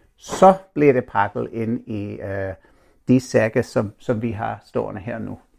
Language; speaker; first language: Danish; non-native, fluent; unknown